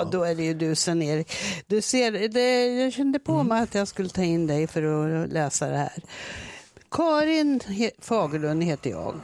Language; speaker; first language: Swedish; native; Swedish